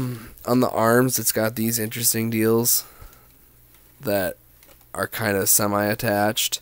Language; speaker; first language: English; native; English